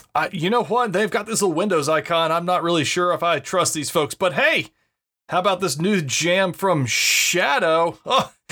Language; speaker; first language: English; native; English